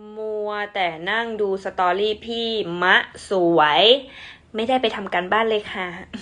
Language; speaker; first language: Thai; non-native, local second language; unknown